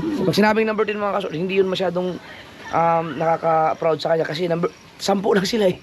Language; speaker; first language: Filipino; non-native, local second language; Cebuano